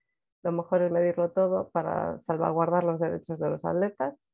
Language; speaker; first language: Spanish; native; Spanish